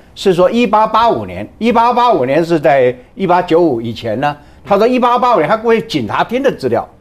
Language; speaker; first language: Chinese; native; Chinese